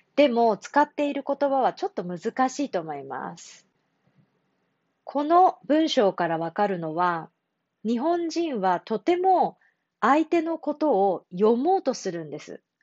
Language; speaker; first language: Japanese; native; Japanese